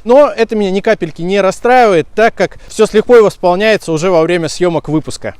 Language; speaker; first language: Russian; native; Russian